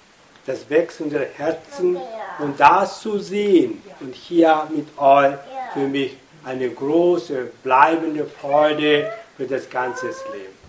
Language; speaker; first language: German; non-native, fluent; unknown